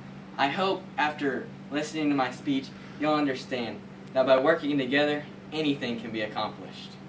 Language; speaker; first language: English; native; English